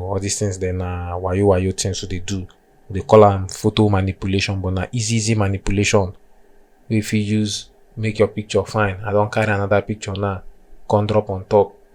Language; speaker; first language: Nigerian Pidgin; non-native, local second language; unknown